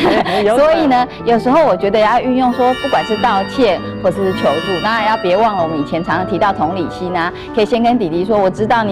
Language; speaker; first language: Chinese; native; Chinese